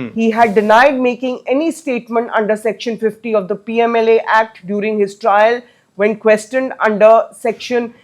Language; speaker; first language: English; non-native, local second language; Punjabi